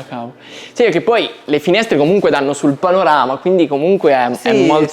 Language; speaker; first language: Italian; native; Italian